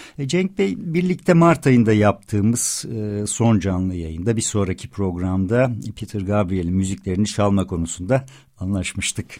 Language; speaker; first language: Turkish; native; Turkish